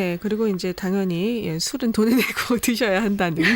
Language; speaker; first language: Korean; native; Korean